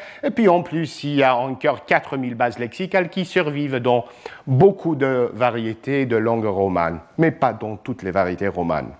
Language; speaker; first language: French; non-native, fluent; English